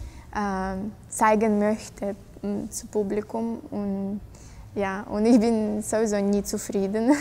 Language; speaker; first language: German; non-native, fluent; Russian